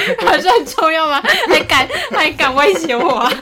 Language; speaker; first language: Chinese; native; Chinese